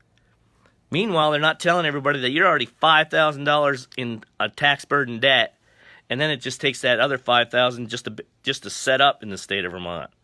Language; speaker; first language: English; native; English